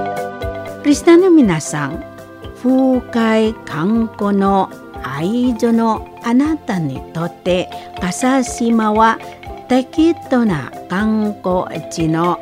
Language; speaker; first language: Japanese; non-native, fluent; Indonesian